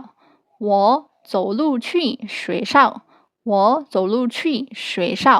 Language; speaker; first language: Chinese; non-native, fluent; Burmese